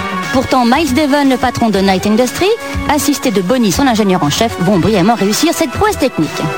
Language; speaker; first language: French; native; French